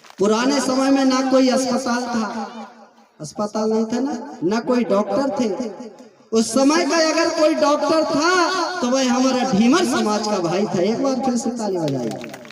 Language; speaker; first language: Hindi; native; Hindi